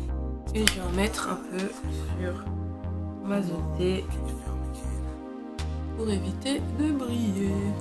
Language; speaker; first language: French; native; French